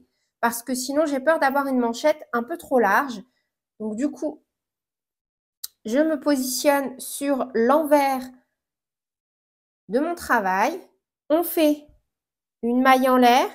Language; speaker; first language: French; native; French